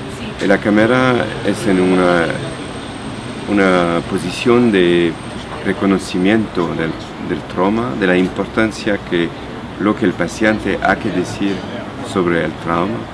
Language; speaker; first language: Spanish; non-native, fluent; French